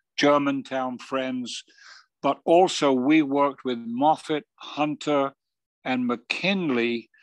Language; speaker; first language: English; native; English